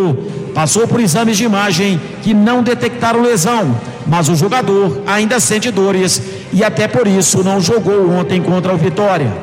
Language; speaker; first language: Portuguese; native; Portuguese